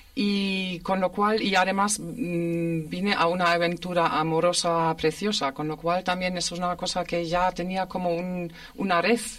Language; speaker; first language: Spanish; non-native, fluent; German